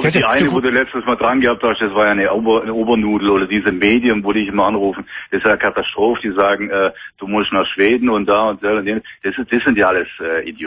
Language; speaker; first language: German; native; German